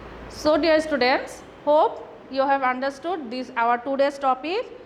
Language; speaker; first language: English; non-native, local second language; Bangla